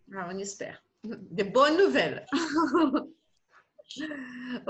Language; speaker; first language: French; non-native, fluent; Portuguese